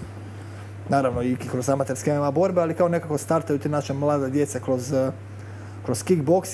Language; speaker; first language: Croatian; native; Croatian